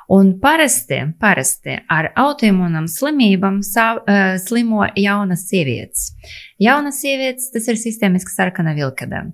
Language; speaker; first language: Latvian; non-native, local second language; Russian